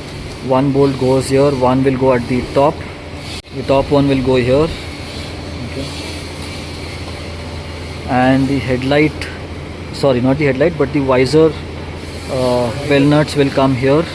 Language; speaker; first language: English; non-native, local second language; Hindi